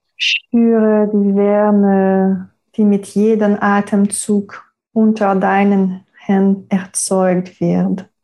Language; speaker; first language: German; non-native, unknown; French